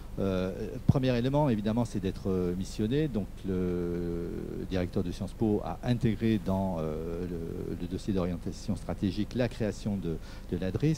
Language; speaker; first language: French; native; French